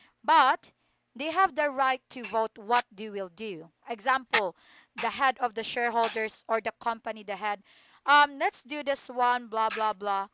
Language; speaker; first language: English; non-native, fluent; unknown